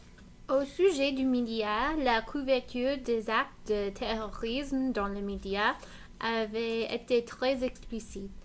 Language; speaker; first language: French; non-native, learner; English